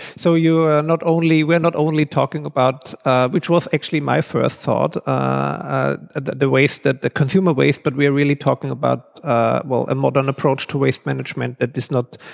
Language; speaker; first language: English; non-native, fluent; German